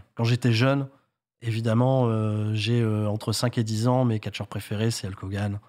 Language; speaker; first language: French; native; French